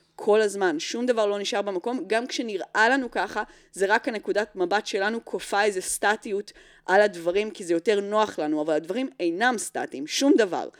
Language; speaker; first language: Hebrew; early bilingual, other home language; English